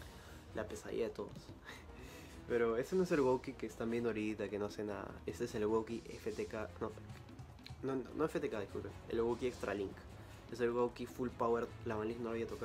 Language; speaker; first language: Spanish; native; Spanish